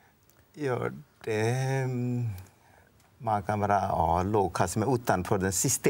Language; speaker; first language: Swedish; non-native, fluent; Odia